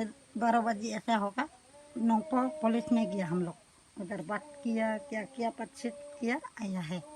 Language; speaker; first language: Hindi; non-native, local second language; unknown